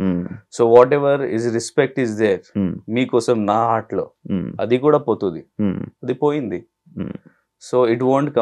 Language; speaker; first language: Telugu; non-native, local second language; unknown